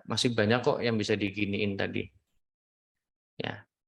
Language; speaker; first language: Indonesian; native; Indonesian